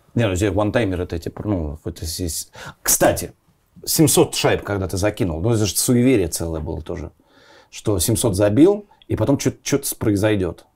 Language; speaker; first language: Russian; native; Russian